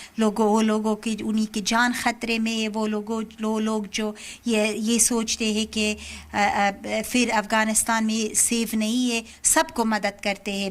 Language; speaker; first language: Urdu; non-native, learner; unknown